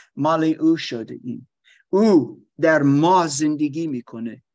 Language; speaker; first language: Persian; non-native, learner; German